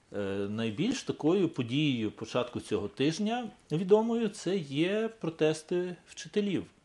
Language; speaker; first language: Ukrainian; native; Ukrainian